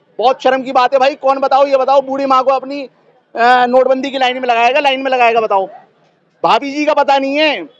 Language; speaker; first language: Hindi; native; Hindi